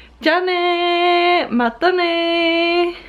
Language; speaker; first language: Japanese; non-native, learner; Swedish